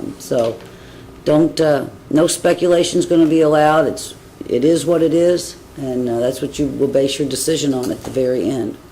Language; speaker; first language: English; native; English